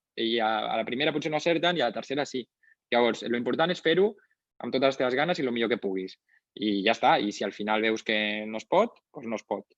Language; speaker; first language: Catalan; non-native, local second language; Spanish